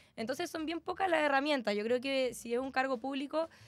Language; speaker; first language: Spanish; native; Spanish